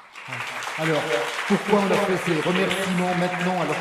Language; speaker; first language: French; native; French